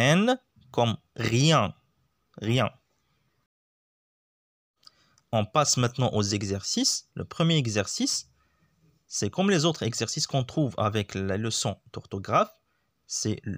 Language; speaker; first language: French; non-native, local second language; Arabic